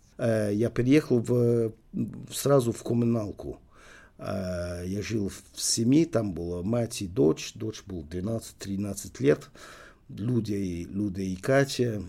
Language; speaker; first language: Russian; non-native, fluent; English